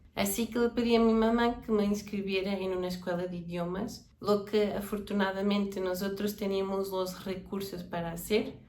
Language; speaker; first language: Spanish; non-native, fluent; Portuguese